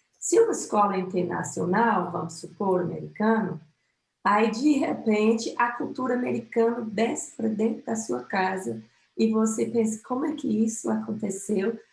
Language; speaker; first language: Portuguese; non-native, fluent; English